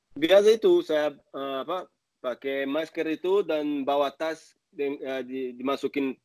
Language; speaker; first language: Indonesian; non-native, learner; Portuguese